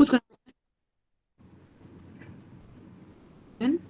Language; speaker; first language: English; non-native, local second language; Malay